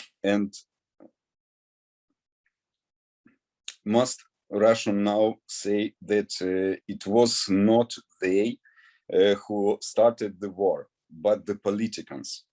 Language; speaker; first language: English; non-native, learner; Ukrainian